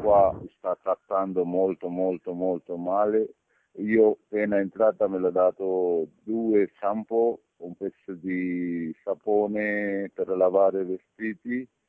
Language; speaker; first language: Italian; non-native, learner; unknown